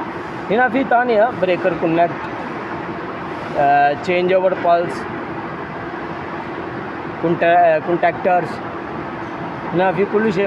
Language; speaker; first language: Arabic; non-native, learner; Hindi